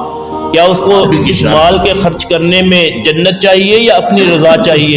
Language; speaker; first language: Urdu; native; Urdu